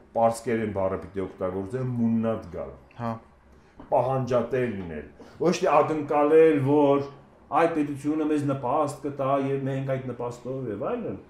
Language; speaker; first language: Armenian; native; Armenian